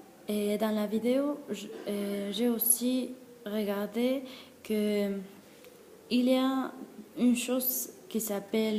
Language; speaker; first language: French; non-native, learner; Spanish